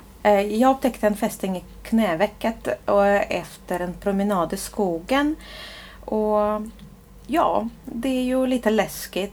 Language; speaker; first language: Swedish; non-native, fluent; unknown